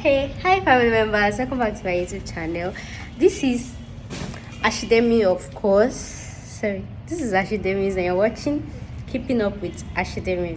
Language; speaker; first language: English; non-native, local second language; Yoruba